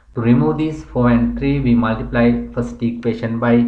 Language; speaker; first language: English; non-native, local second language; Sinhala